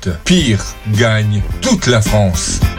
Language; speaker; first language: French; native; French